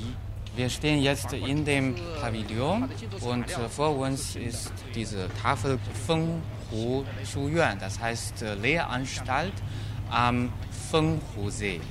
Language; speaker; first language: German; non-native, fluent; Chinese